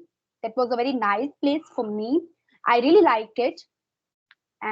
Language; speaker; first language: English; non-native, fluent; Hindi